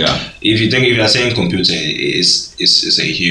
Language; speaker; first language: English; non-native, local second language; Igbo